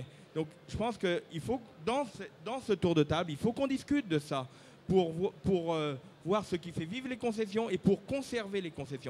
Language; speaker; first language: French; native; French